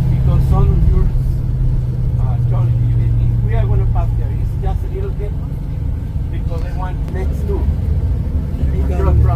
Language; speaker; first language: English; non-native, learner; Spanish